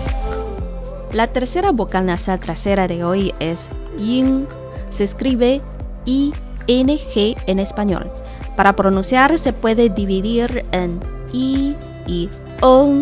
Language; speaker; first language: Spanish; non-native, fluent; Chinese